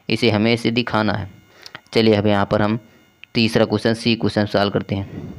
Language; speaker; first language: Hindi; native; Hindi